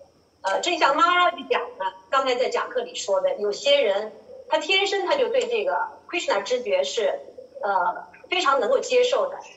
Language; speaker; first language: Chinese; native; Chinese